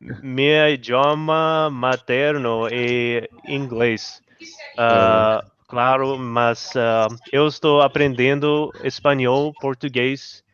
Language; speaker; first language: Portuguese; non-native, learner; English